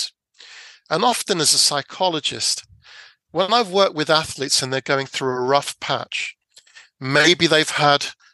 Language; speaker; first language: English; native; English